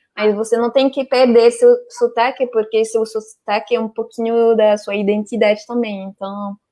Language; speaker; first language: Portuguese; non-native, fluent; French